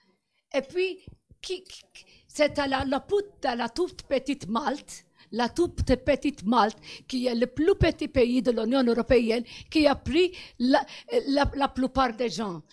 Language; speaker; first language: French; non-native, fluent; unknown